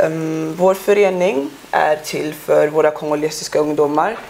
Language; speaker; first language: Swedish; early bilingual, other home language; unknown